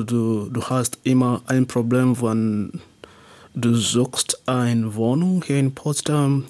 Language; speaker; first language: German; non-native, learner; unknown